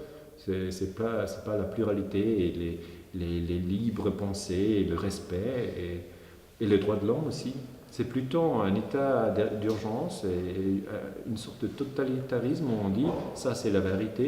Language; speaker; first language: French; non-native, fluent; German